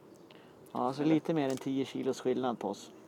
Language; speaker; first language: Swedish; native; Swedish